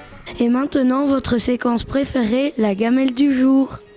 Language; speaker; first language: French; native; French